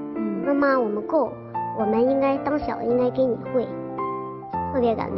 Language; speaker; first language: Chinese; native; Chinese